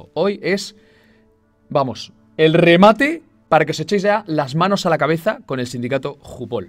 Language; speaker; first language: Spanish; native; Spanish